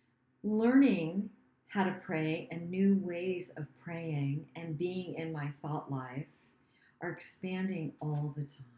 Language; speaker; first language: English; native; English